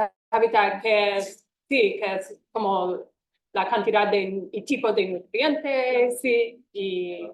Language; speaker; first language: Spanish; non-native, fluent; English